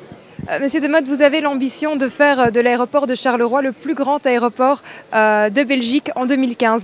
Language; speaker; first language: French; native; French